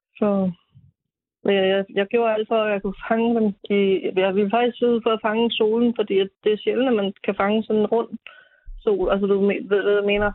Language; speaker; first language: Danish; native; Danish